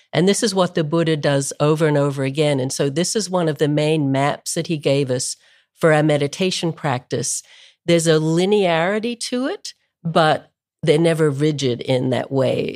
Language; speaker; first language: English; native; English